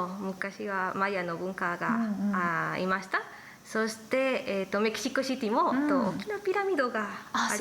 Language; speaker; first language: Japanese; non-native, learner; Spanish